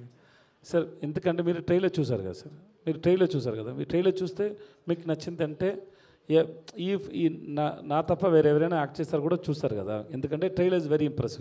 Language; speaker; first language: Telugu; non-native, learner; Tamil